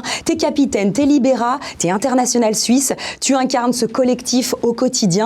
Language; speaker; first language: French; native; French